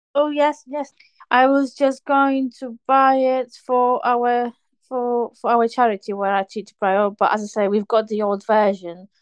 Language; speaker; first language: English; non-native, fluent; Polish